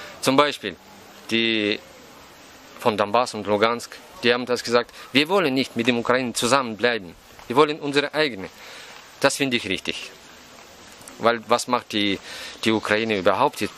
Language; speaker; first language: German; non-native, fluent; Russian